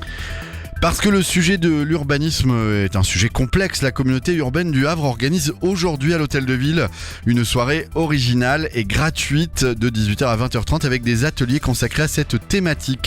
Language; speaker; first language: French; native; French